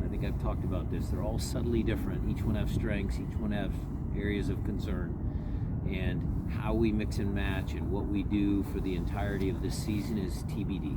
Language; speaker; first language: English; native; English